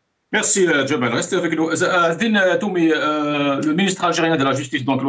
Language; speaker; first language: French; non-native, local second language; Arabic